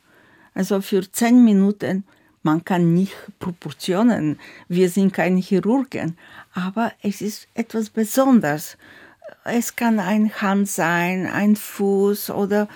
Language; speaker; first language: German; non-native, fluent; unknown